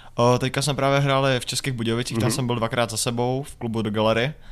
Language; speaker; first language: Czech; native; Czech